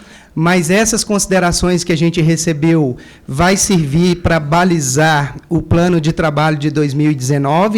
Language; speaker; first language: Portuguese; native; Portuguese